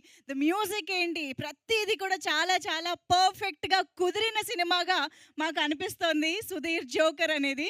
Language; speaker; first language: Telugu; native; Telugu